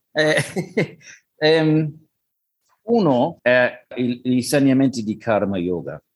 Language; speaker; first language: Italian; non-native, learner; English